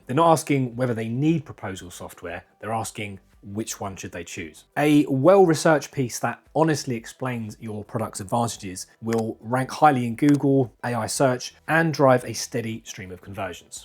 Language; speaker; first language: English; native; English